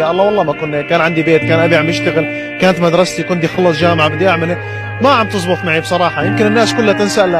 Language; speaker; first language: Arabic; native; Arabic